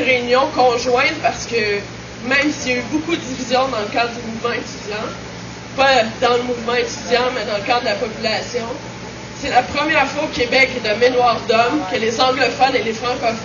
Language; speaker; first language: French; native; French